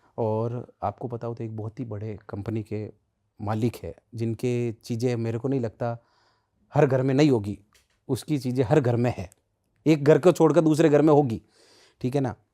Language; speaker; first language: Hindi; native; Hindi